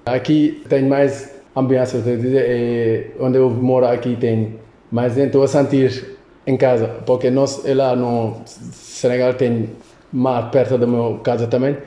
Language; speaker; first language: Portuguese; non-native, local second language; Wolof